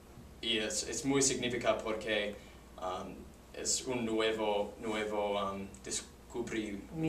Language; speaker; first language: Spanish; non-native, learner; English